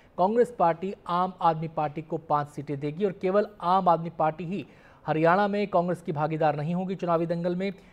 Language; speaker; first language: Hindi; native; Hindi